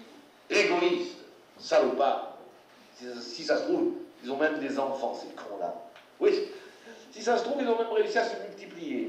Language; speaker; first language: French; native; French